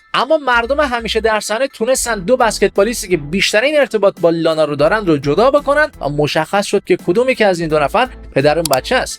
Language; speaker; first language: Persian; native; Persian